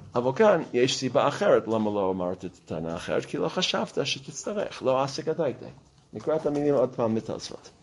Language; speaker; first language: Hebrew; non-native, fluent; English